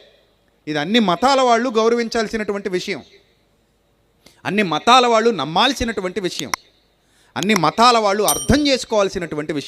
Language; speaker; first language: Telugu; native; Telugu